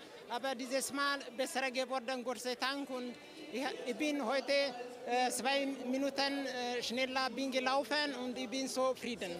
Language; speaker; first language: German; non-native, fluent; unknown